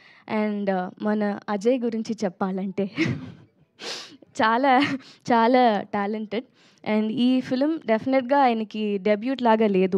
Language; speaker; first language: Telugu; non-native, learner; Tamil